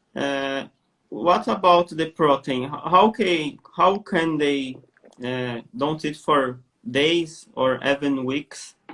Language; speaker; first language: English; non-native, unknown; Portuguese